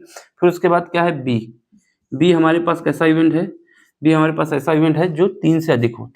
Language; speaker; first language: Hindi; native; Hindi